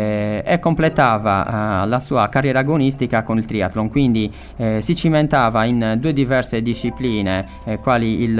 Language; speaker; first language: Italian; native; Italian